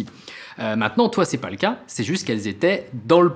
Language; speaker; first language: French; native; French